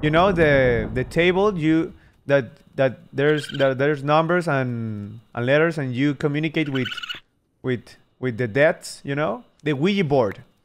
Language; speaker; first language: English; non-native, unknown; Spanish